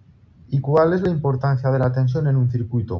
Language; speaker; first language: Spanish; native; Spanish